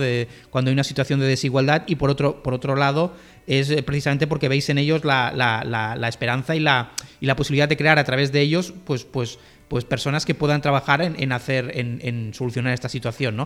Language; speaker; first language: Spanish; native; Spanish